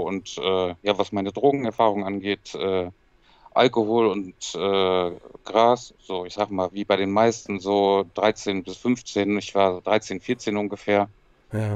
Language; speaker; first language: German; native; German